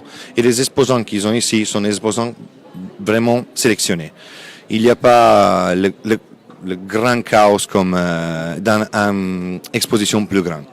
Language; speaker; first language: French; non-native, fluent; Italian